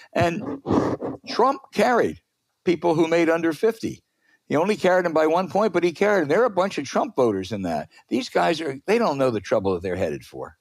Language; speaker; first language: English; native; English